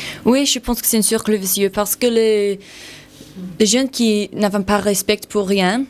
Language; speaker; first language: French; non-native, learner; English